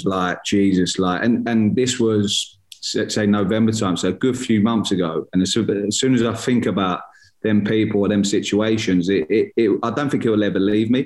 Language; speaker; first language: English; native; English